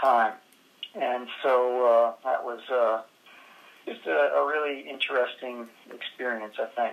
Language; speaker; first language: English; native; English